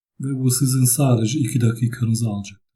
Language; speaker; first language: Turkish; early bilingual, other home language; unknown